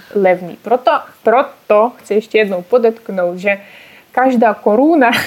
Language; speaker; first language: Czech; non-native, fluent; Russian